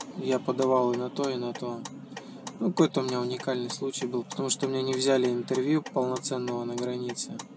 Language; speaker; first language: Russian; native; Russian